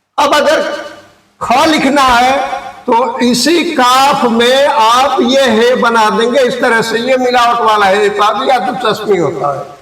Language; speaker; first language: Hindi; native; Hindi